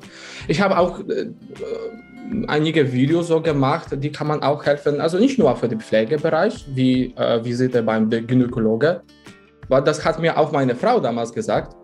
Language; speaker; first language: German; non-native, fluent; Polish